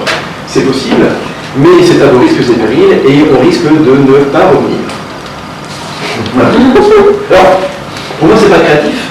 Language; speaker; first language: French; native; French